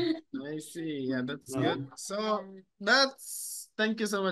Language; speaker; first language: English; non-native, learner; Japanese